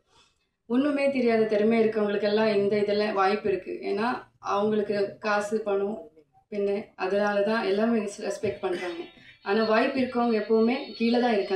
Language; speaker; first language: Tamil; non-native, fluent; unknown